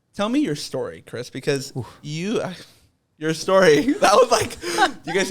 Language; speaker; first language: English; native; English